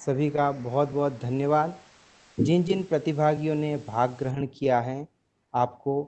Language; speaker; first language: Hindi; non-native, local second language; Gujarati